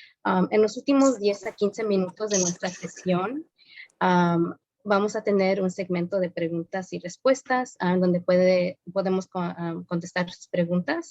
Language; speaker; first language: Spanish; early bilingual, heritage; Spanish